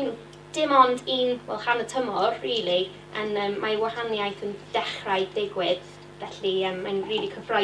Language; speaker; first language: Welsh; non-native, learner; English